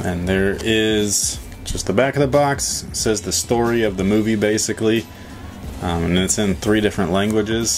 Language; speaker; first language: English; native; English